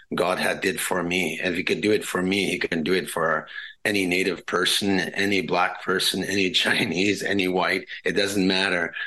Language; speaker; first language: English; non-native, fluent; Cree